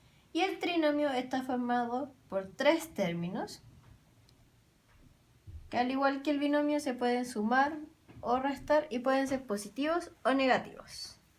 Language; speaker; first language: Spanish; native; Spanish